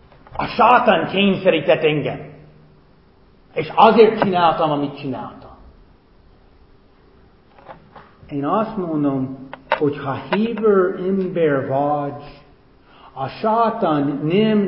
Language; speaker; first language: Hungarian; non-native, fluent; English